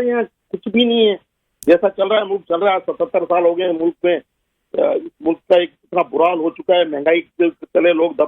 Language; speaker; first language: Urdu; native; Urdu